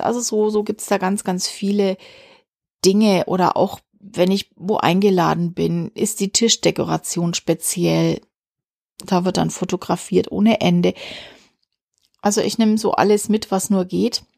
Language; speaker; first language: German; native; German